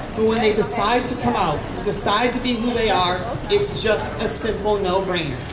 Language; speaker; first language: English; native; English